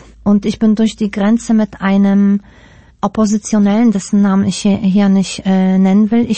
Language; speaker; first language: German; early bilingual, other home language; Polish